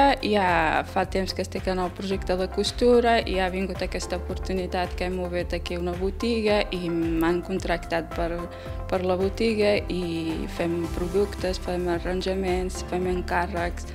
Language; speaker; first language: Catalan; non-native, fluent; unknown